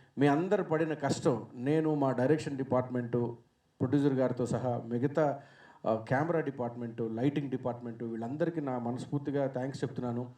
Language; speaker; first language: Telugu; native; Telugu